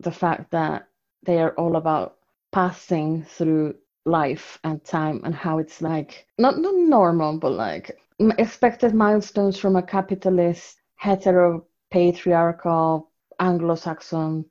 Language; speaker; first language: English; non-native, fluent; Spanish